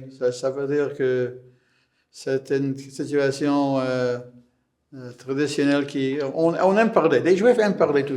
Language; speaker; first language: French; non-native, fluent; English